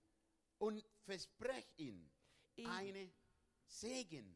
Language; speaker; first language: German; non-native, learner; Spanish